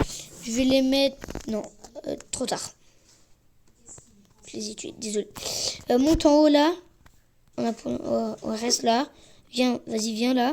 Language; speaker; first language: French; native; French